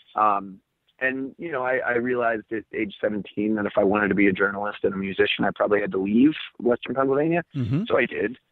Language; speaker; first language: English; native; English